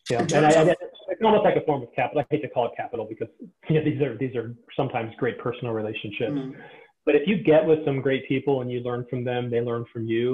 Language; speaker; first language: English; native; English